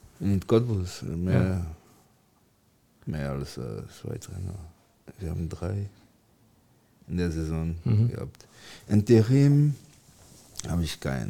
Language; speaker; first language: German; non-native, learner; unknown